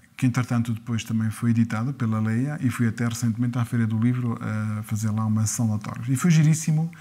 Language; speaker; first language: Portuguese; early bilingual, other home language; French